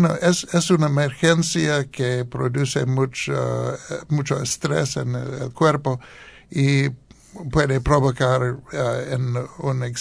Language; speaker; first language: Spanish; non-native, learner; English